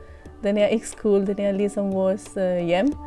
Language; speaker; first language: Danish; non-native, learner; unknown